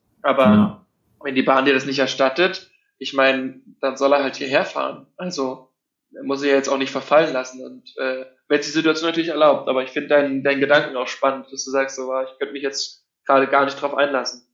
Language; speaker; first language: German; native; German